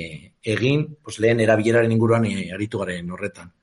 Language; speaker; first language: Basque; native; Basque